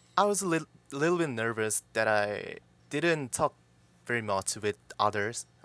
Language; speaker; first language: English; non-native, learner; Korean